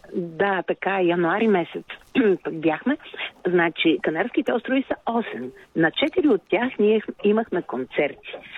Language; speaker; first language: Bulgarian; native; Bulgarian